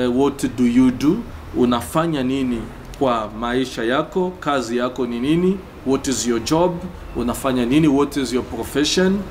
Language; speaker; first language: English; non-native, fluent; Rundi